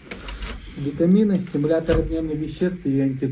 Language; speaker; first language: Russian; native; Russian